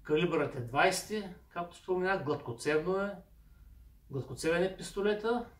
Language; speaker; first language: Bulgarian; native; Bulgarian